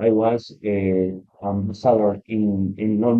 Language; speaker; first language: English; non-native, learner; Spanish